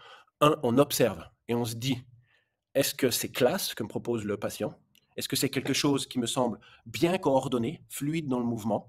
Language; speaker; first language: French; native; French